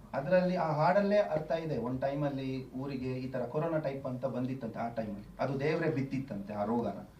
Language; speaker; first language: Kannada; non-native, local second language; Tulu